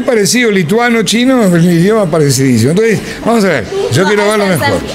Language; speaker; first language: Spanish; native; Spanish